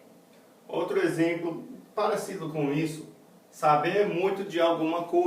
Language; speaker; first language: Portuguese; non-native, fluent; English